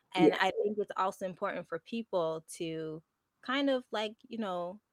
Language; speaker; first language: English; native; English